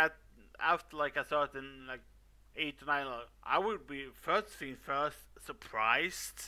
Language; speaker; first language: English; non-native, fluent; Swedish